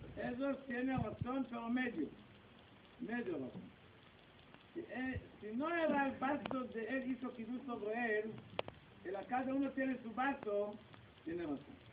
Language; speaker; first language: Spanish; non-native, learner; Hebrew